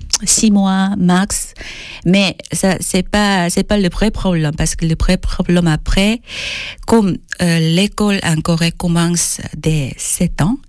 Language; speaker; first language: French; non-native, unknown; Korean